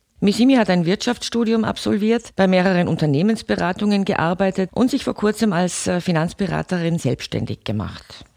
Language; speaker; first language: German; native; German